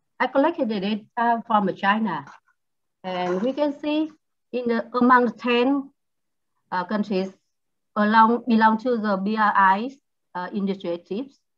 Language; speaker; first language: English; non-native, learner; Vietnamese